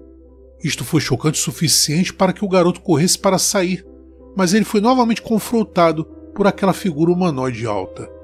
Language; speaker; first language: Portuguese; native; Portuguese